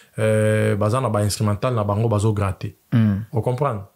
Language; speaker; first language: French; non-native, local second language; Swahili